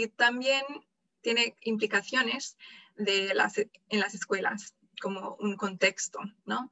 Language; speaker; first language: Spanish; non-native, fluent; English